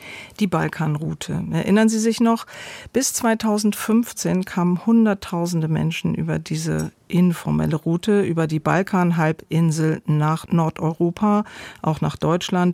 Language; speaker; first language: German; native; German